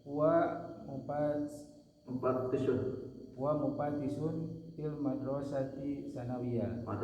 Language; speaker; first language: Arabic; non-native, learner; Indonesian